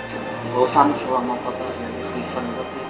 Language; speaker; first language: Cantonese; non-native, fluent; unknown